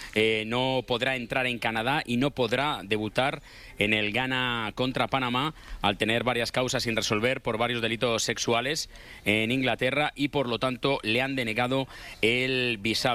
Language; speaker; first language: Spanish; native; Spanish